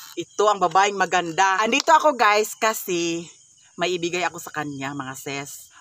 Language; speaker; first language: Filipino; non-native, local second language; Cebuano